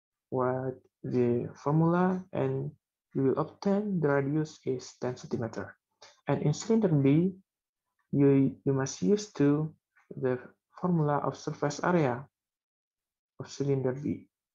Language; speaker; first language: English; non-native, learner; Indonesian